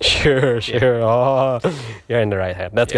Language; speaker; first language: English; non-native, fluent; Indonesian